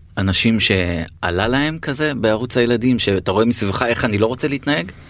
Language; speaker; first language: Hebrew; native; Hebrew